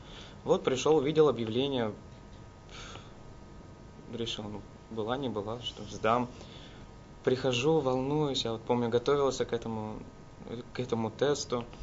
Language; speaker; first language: Russian; native; Russian